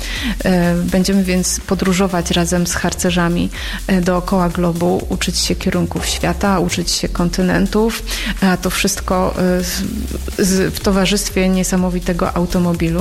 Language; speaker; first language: Polish; native; Polish